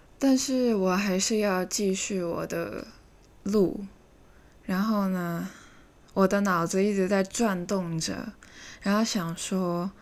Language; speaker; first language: Chinese; native; Chinese